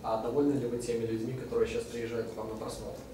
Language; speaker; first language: Russian; native; Russian